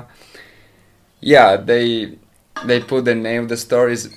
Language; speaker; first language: English; non-native, learner; Spanish